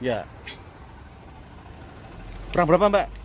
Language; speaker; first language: Indonesian; non-native, local second language; Javanese